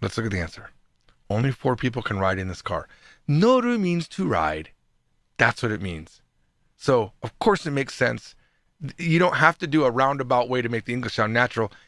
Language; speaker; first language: English; native; English